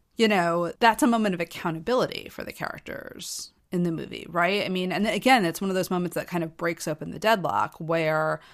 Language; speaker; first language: English; native; English